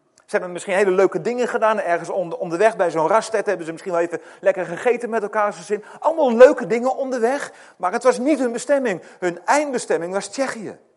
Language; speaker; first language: Dutch; native; Dutch